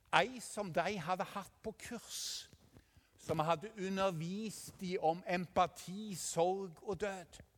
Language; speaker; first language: Norwegian; native; Norwegian